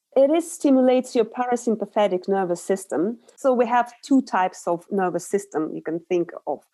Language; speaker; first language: English; non-native, fluent; Russian